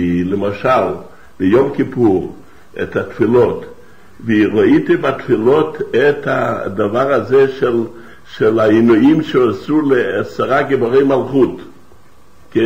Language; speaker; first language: Hebrew; non-native, fluent; Yiddish